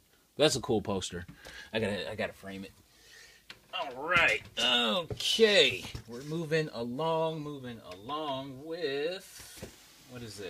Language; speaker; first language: English; native; English